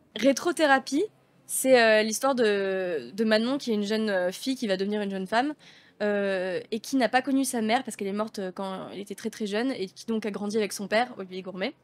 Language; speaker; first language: French; native; French